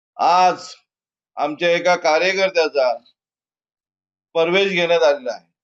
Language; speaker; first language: Marathi; native; Marathi